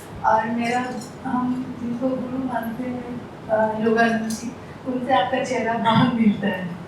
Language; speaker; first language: Hindi; non-native, local second language; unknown